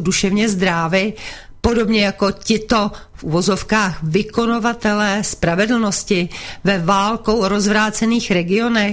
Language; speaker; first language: Czech; native; Czech